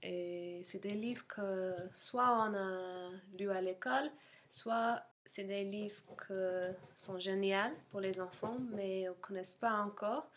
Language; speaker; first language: French; non-native, fluent; English